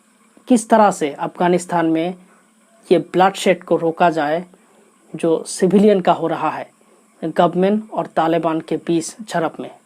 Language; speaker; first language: Hindi; non-native, local second language; Assamese